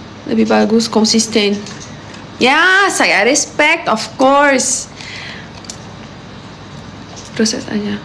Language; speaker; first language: Indonesian; non-native, learner; Portuguese